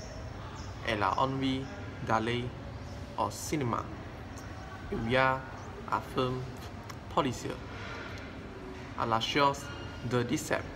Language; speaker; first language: French; non-native, learner; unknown